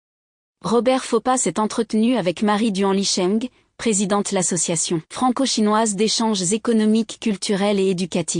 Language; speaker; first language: French; native; French